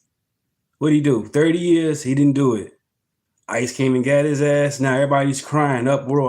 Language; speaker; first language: English; native; English